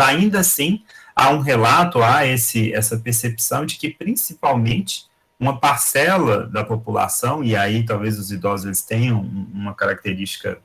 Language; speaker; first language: Portuguese; native; Portuguese